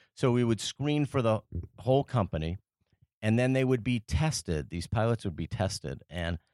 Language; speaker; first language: English; early bilingual, other home language; French